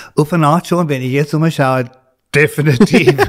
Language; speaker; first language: German; non-native, learner; English